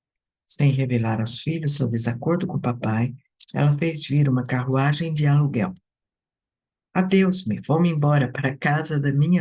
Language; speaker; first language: Portuguese; native; Portuguese